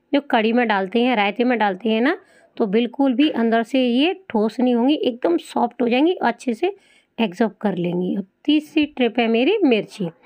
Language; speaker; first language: Hindi; native; Hindi